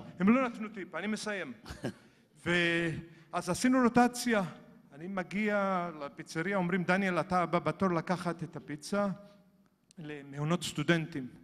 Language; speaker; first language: Hebrew; native; Hebrew